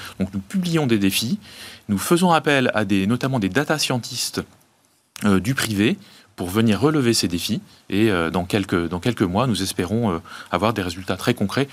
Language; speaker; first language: French; native; French